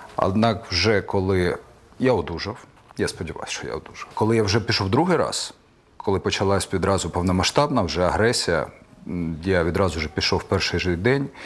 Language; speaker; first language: Ukrainian; native; Ukrainian